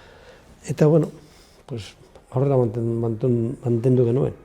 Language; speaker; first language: Basque; non-native, local second language; Spanish